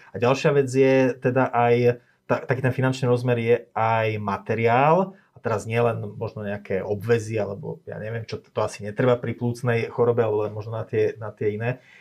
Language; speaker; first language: Slovak; native; Slovak